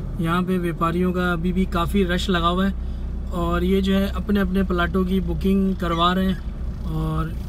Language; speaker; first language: Urdu; native; Urdu